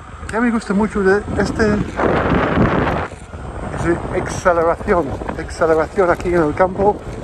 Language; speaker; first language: Spanish; non-native, learner; English